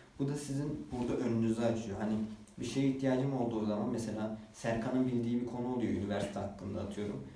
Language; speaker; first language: Turkish; native; Turkish